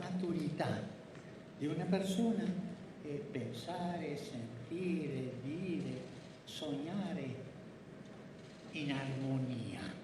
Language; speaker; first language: Italian; early bilingual, heritage; Spanish